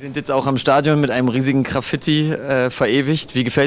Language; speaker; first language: German; native; German